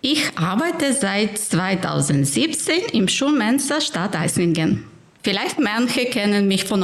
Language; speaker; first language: German; non-native, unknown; Ukrainian